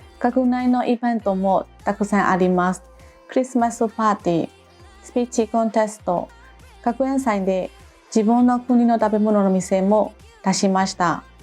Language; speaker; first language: Japanese; non-native, fluent; Burmese